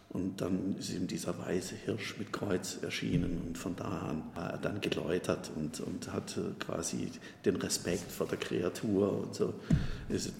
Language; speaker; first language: German; native; German